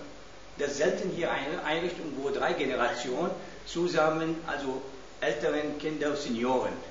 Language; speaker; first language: German; non-native, learner; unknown